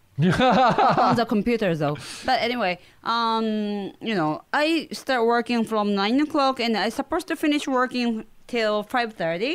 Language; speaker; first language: English; non-native, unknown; Japanese